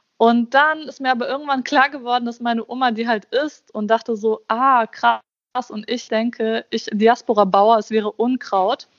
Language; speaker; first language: German; early bilingual, other home language; Bosnian